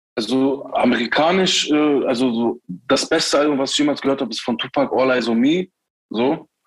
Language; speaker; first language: German; early bilingual, other home language; Turkish